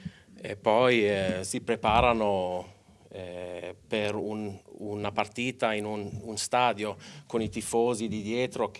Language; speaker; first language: Italian; non-native, local second language; Swedish